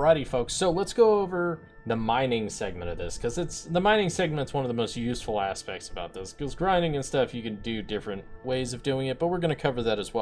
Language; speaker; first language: English; native; English